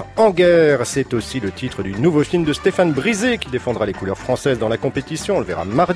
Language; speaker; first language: French; native; French